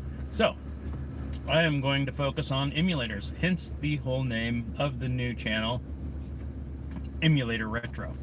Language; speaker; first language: English; native; English